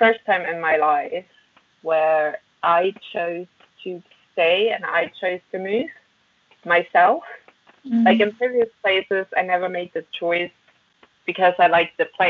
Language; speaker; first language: English; non-native, fluent; German